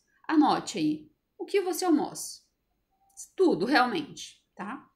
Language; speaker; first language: Portuguese; native; Portuguese